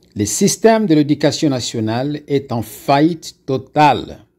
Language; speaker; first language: French; non-native, local second language; Lingala